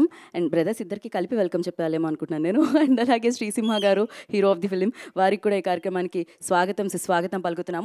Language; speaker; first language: Telugu; native; Telugu